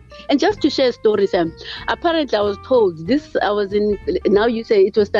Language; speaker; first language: English; non-native, local second language; Xhosa